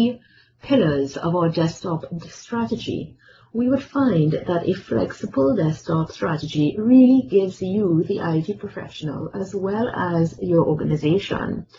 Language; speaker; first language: English; native; English